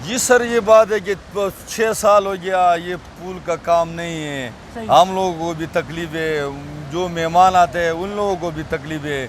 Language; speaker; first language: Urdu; non-native, local second language; Pashto